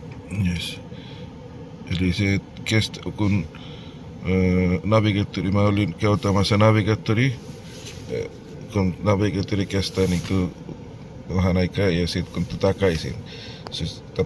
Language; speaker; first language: Finnish; non-native, local second language; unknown